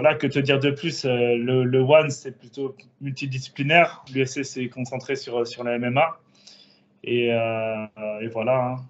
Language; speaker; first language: French; native; French